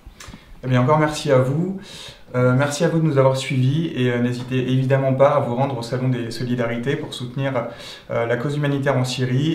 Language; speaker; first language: French; native; French